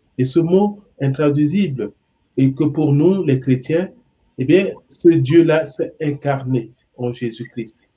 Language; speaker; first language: French; non-native, local second language; Sango